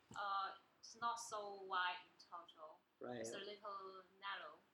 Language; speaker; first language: English; non-native, learner; Chinese